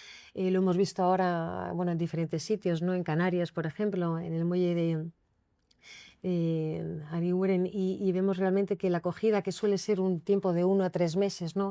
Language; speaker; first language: Spanish; native; Spanish